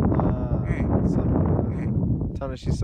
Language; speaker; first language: Japanese; non-native, learner; English